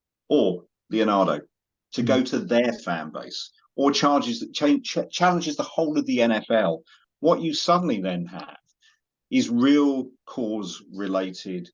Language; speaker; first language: English; native; English